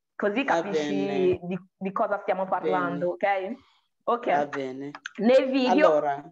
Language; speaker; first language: Italian; non-native, fluent; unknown